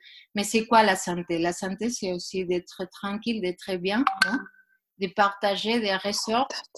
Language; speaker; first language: French; non-native, learner; Spanish